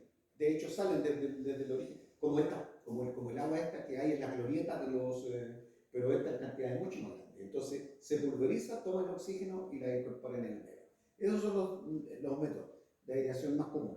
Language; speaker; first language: Spanish; native; Spanish